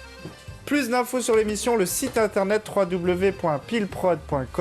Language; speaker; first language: French; native; French